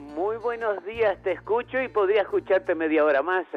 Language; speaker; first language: Spanish; native; Spanish